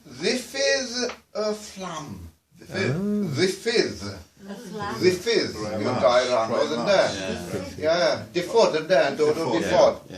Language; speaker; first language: Welsh; non-native, fluent; English